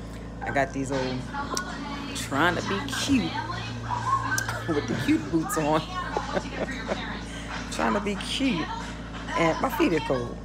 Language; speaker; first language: English; native; English